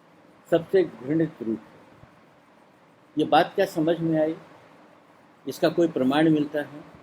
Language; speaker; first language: Hindi; native; Hindi